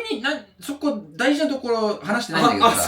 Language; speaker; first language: Japanese; non-native, fluent; English